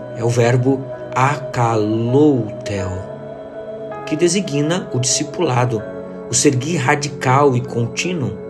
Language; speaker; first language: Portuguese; native; Portuguese